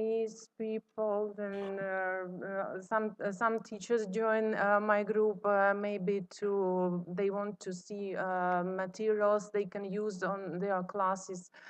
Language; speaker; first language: English; non-native, fluent; Russian